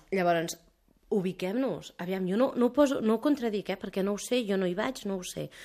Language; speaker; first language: Catalan; early bilingual, other home language; Arabic